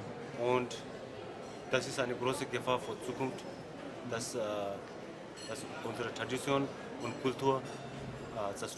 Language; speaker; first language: German; non-native, learner; Tibetan